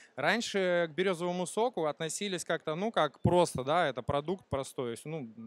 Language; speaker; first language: Russian; native; Russian